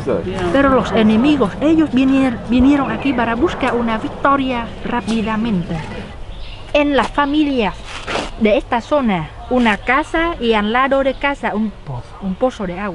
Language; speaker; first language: Spanish; non-native, fluent; Vietnamese